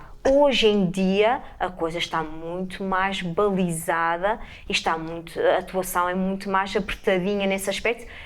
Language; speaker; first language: Portuguese; native; Portuguese